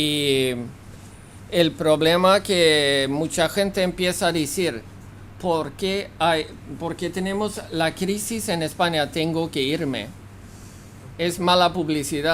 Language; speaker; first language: Spanish; non-native, fluent; Swedish